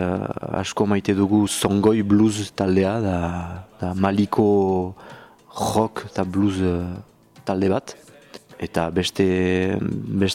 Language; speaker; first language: Basque; non-native, learner; French